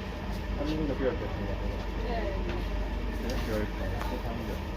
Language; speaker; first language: Cantonese; native; Cantonese